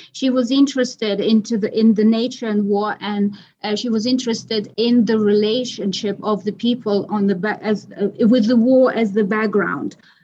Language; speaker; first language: English; non-native, fluent; Ukrainian